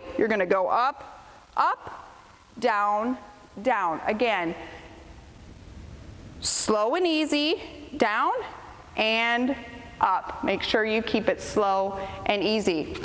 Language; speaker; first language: English; native; English